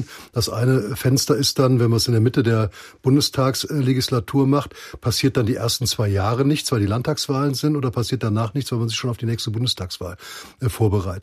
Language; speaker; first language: German; native; German